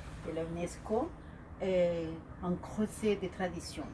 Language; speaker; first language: French; non-native, fluent; Spanish